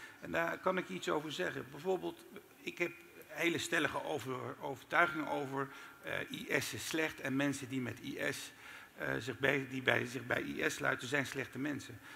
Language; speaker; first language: Dutch; early bilingual, other home language; Turkish